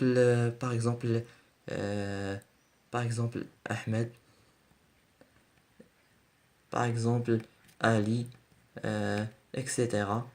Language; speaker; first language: French; non-native, learner; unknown